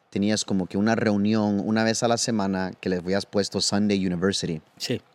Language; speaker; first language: Spanish; early bilingual, heritage; Spanish